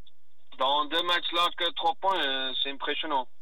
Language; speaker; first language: French; non-native, learner; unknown